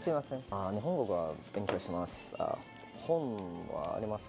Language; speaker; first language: Japanese; non-native, learner; English